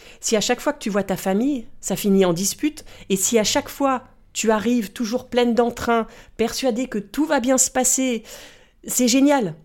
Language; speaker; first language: French; native; French